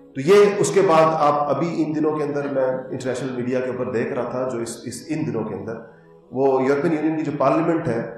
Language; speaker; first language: Urdu; native; Urdu